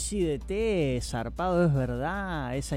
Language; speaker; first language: Spanish; native; Spanish